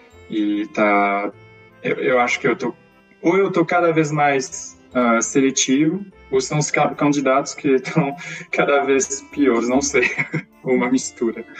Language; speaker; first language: Portuguese; non-native, fluent; French